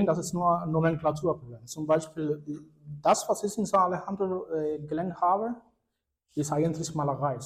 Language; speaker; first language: German; non-native, fluent; Spanish